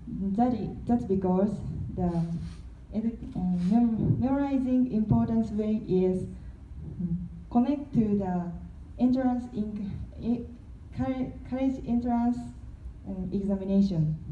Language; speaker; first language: English; non-native, learner; Korean